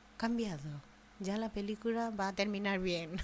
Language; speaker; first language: Spanish; non-native, fluent; Japanese